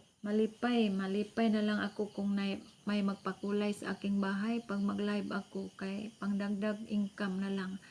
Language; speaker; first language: Filipino; non-native, local second language; Cebuano